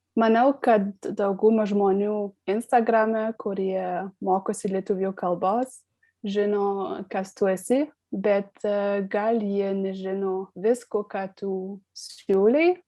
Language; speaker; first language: Lithuanian; non-native, learner; German